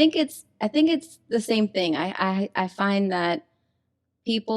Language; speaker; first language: English; native; English